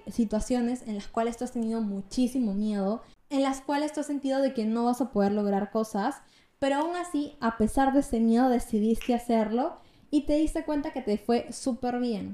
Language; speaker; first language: Spanish; native; Spanish